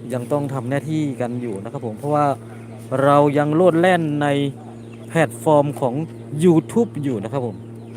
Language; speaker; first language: Thai; native; Thai